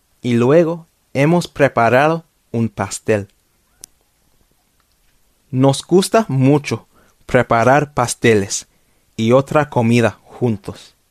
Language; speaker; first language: Spanish; non-native, fluent; English